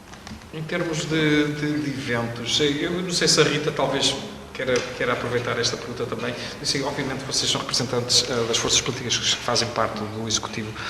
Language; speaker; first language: Portuguese; native; Portuguese